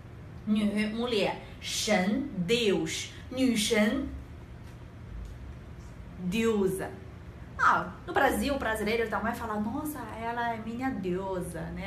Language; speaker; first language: Portuguese; non-native, learner; Chinese